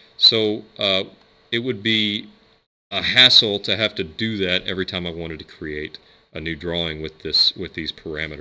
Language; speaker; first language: English; native; English